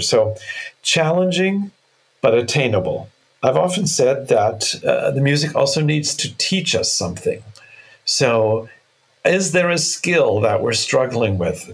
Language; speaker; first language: English; native; English